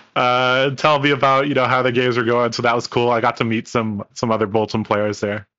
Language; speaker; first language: English; non-native, local second language; Cantonese